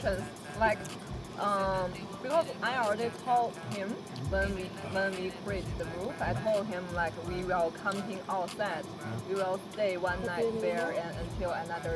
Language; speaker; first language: English; non-native, fluent; Chinese